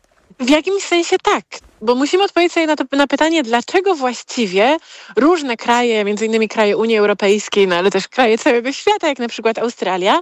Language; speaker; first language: Polish; native; Polish